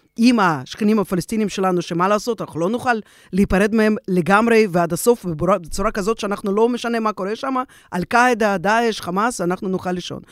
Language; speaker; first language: Hebrew; non-native, fluent; Russian